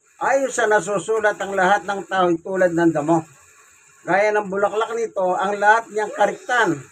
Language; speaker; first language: Filipino; non-native, local second language; Pampanga